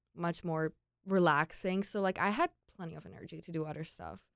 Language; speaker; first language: English; non-native, fluent; Czech